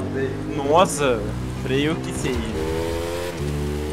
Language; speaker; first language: Portuguese; native; Portuguese